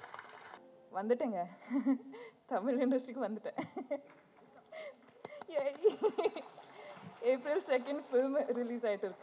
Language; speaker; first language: Tamil; non-native, learner; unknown